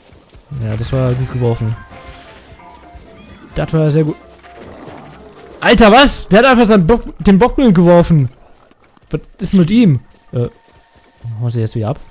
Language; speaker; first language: German; native; German